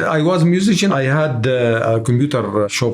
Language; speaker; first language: English; non-native, learner; Arabic